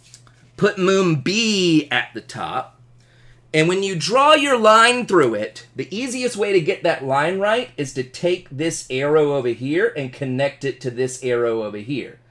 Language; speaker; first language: English; native; English